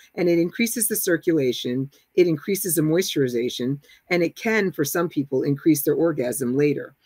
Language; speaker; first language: English; native; English